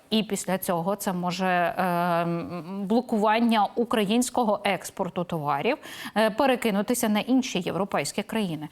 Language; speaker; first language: Ukrainian; native; Ukrainian